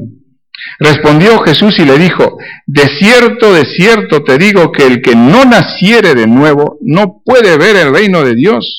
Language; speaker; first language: Spanish; native; Spanish